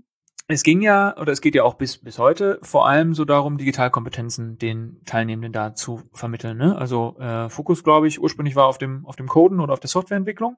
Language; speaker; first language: German; native; German